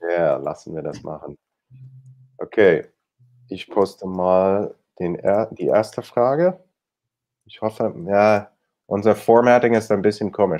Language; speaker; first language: German; non-native, fluent; English